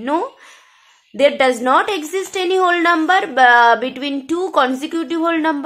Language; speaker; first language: English; non-native, local second language; Bangla